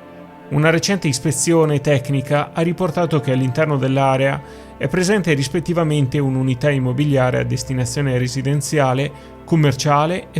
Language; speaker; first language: Italian; native; Italian